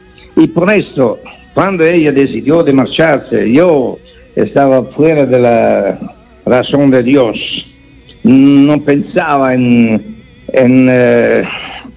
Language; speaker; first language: Spanish; non-native, fluent; Italian